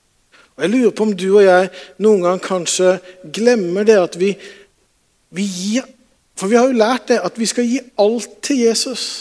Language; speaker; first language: Norwegian; native; Norwegian